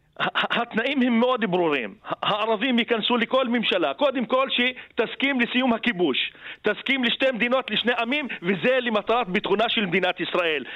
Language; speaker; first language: Hebrew; non-native, local second language; Arabic